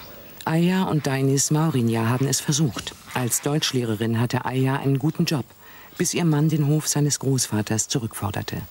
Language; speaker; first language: German; native; German